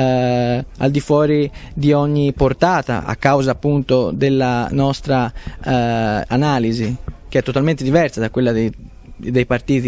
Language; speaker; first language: Italian; native; Italian